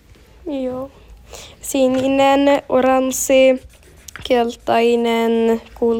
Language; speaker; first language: Finnish; non-native, learner; Swedish